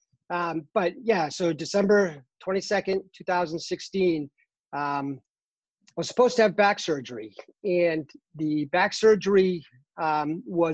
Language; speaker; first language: English; native; English